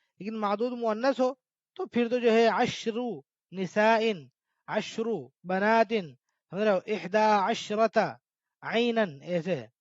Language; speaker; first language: Urdu; native; Urdu